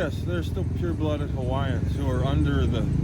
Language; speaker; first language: English; native; English